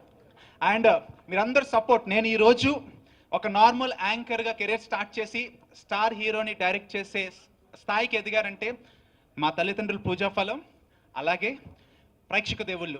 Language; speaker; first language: Telugu; native; Telugu